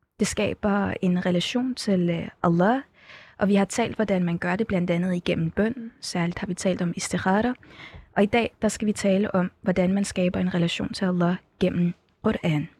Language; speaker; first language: Danish; native; Danish